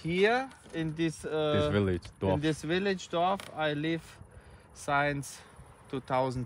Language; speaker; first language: English; non-native, learner; Russian